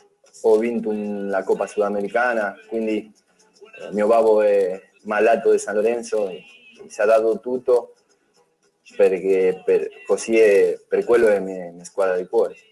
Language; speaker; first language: Italian; non-native, fluent; Spanish